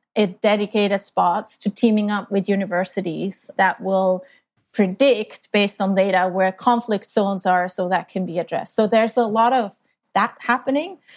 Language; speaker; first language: English; non-native, fluent; German